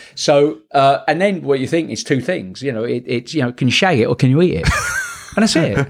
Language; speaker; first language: English; native; English